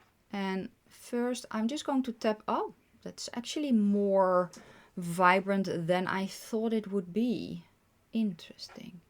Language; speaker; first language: English; non-native, fluent; Dutch